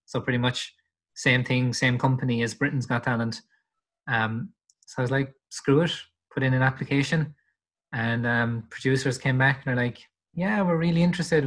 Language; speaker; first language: English; native; English